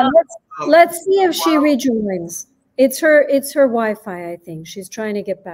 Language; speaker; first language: English; native; English